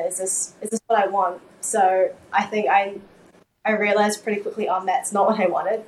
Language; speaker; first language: English; native; English